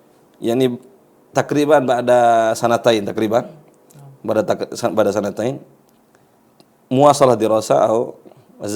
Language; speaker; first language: Arabic; non-native, fluent; Indonesian